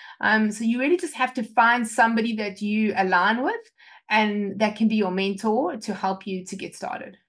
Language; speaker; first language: English; native; English